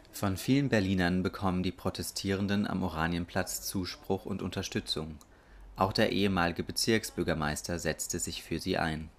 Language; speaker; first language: German; native; German